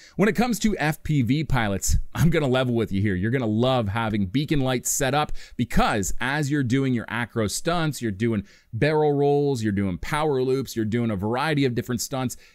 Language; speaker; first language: English; native; English